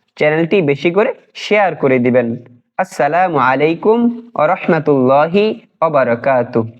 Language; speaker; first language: Bangla; native; Bangla